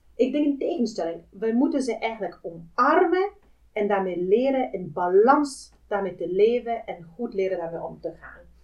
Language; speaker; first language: Dutch; non-native, fluent; German